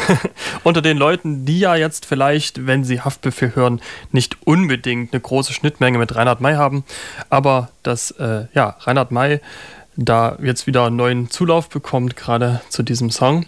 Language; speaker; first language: German; native; German